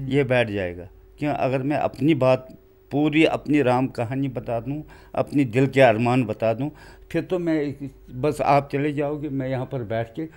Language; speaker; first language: Hindi; non-native, local second language; Kashmiri